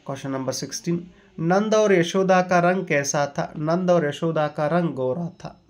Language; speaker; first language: Hindi; non-native, local second language; Kannada